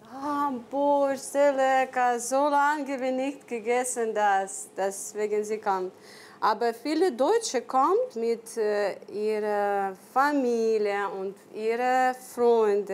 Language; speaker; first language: German; non-native, learner; Ukrainian